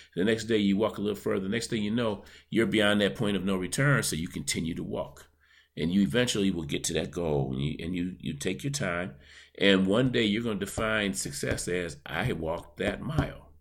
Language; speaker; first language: English; native; English